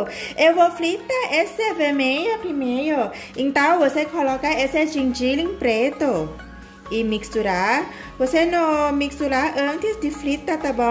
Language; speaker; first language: Portuguese; non-native, learner; Thai